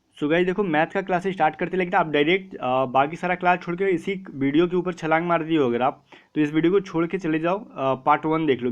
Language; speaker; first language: Hindi; native; Hindi